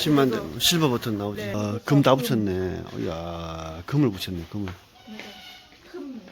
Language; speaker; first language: Korean; native; Korean